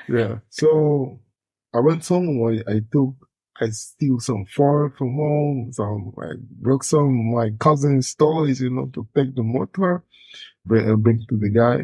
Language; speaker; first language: English; non-native, fluent; Portuguese